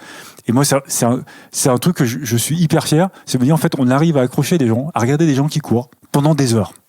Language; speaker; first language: French; native; French